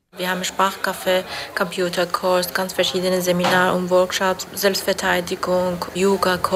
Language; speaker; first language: German; non-native, fluent; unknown